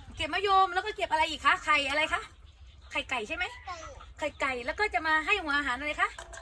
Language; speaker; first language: Thai; native; Thai